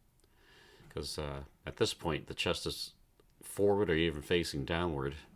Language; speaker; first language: English; native; English